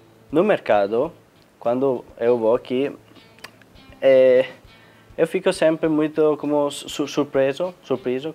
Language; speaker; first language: Portuguese; non-native, fluent; Italian